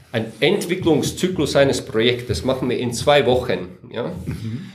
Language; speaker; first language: German; non-native, fluent; Latvian